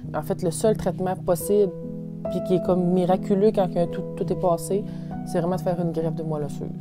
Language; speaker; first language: French; native; French